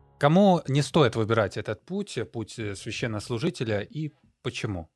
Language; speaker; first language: Russian; native; Russian